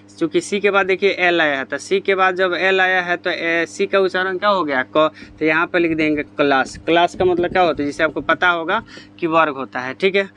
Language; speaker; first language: Hindi; native; Hindi